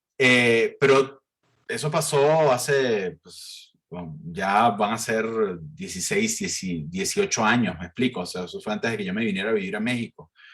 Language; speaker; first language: Spanish; native; Spanish